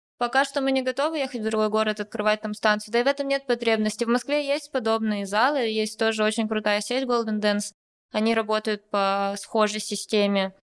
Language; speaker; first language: Russian; native; Russian